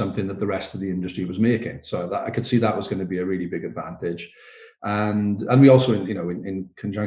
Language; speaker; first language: English; native; English